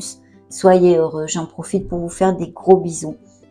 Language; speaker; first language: French; native; French